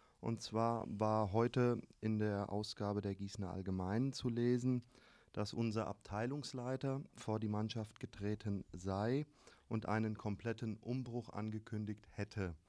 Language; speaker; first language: German; native; German